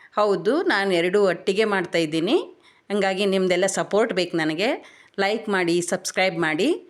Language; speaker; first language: Kannada; native; Kannada